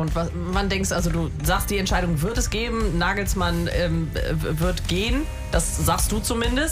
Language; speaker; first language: German; native; German